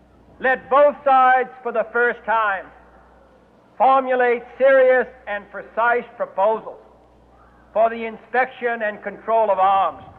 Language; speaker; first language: English; native; English